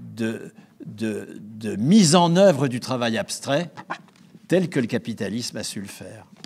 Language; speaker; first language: French; native; French